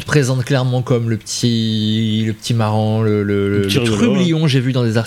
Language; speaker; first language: French; native; French